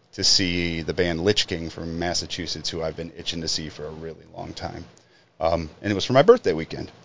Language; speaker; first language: English; native; English